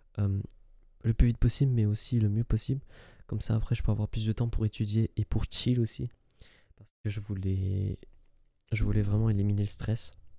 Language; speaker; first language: French; early bilingual, other home language; Arabic